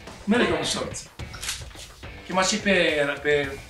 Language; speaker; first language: Romanian; non-native, learner; Arabic